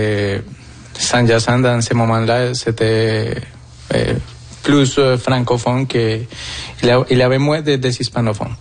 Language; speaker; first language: French; non-native, fluent; Spanish